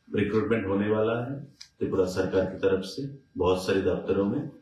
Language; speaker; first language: Hindi; non-native, local second language; Bangla